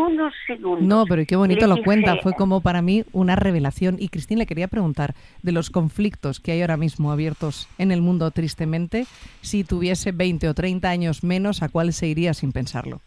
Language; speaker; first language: Spanish; native; Spanish